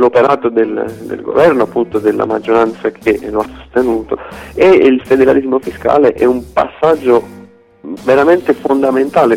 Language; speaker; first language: Italian; native; Italian